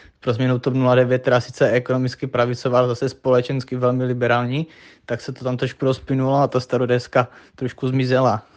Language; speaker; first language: Czech; native; Czech